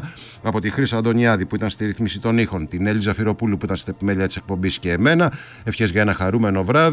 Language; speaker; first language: Greek; native; Greek